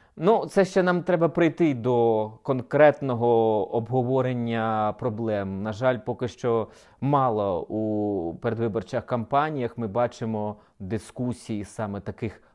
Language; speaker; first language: Ukrainian; native; Ukrainian